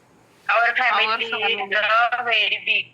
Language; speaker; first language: English; non-native, learner; Marathi